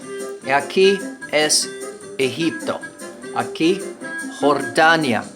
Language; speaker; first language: Spanish; non-native, fluent; English